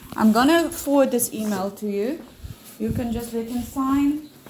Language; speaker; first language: English; non-native, local second language; Afrikaans